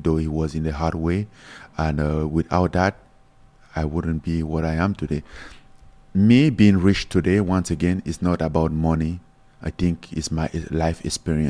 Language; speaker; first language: English; non-native, local second language; French